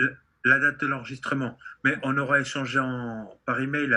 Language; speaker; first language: French; native; French